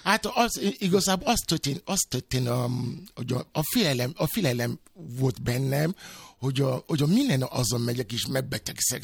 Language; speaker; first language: Hungarian; non-native, fluent; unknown